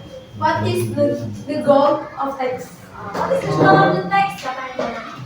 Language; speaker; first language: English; non-native, learner; Indonesian